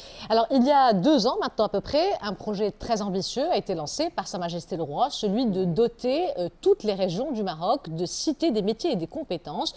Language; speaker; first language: French; non-native, local second language; Arabic